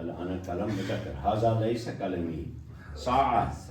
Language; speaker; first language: Arabic; non-native, fluent; Kashmiri